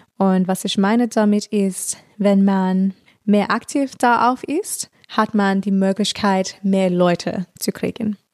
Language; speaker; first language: German; non-native, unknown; English